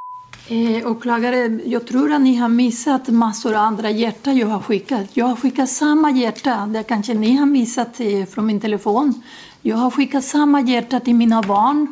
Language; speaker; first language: Swedish; non-native, fluent; Spanish